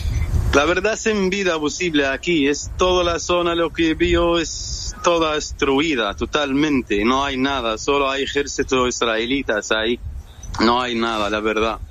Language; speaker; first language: Spanish; non-native, fluent; Arabic